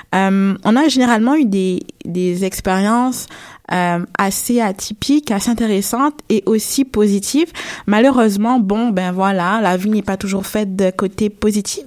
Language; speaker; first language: French; native; French